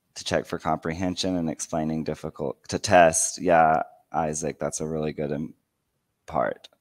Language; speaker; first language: English; native; English